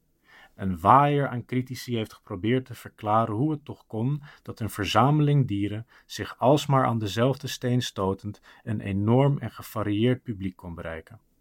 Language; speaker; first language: Dutch; native; Dutch